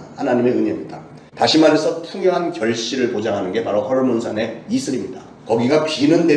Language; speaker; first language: Korean; native; Korean